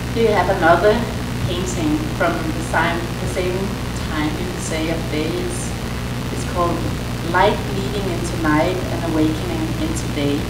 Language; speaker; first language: English; non-native, fluent; Danish